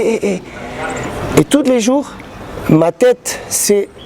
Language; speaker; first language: French; non-native, learner; Portuguese